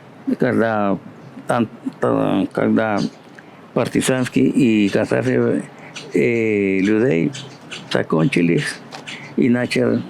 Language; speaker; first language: Russian; non-native, learner; Spanish